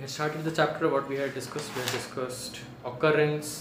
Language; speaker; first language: English; non-native, local second language; Kannada